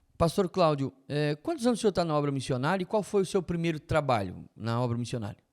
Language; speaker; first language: Portuguese; native; Portuguese